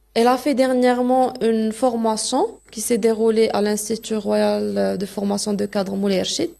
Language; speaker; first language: French; non-native, local second language; Arabic